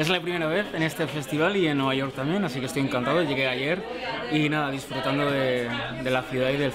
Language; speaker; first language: Spanish; native; Spanish